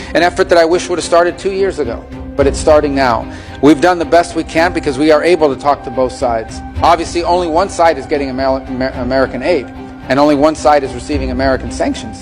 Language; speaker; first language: English; native; English